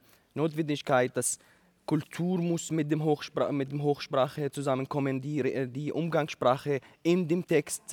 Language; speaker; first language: German; non-native, learner; Arabic